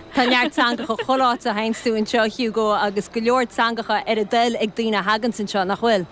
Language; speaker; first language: Irish; native; Irish